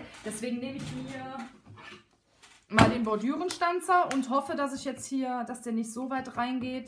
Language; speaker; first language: German; native; German